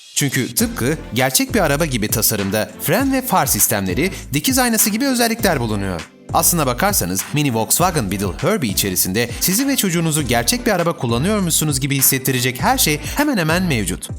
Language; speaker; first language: Turkish; native; Turkish